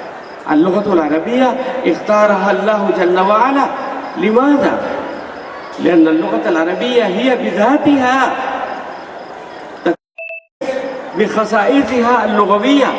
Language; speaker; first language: Arabic; non-native, fluent; Urdu